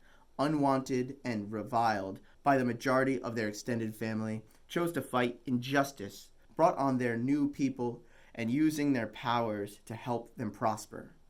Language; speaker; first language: English; native; English